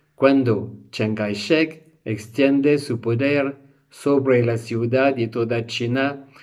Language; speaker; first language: Spanish; non-native, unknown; English